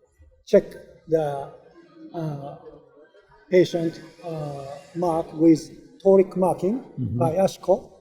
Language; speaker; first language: English; non-native, learner; Japanese